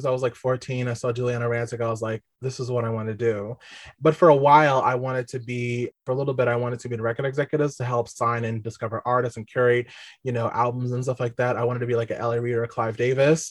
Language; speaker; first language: English; native; English